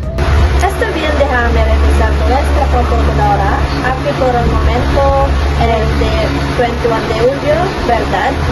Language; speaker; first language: Spanish; non-native, learner; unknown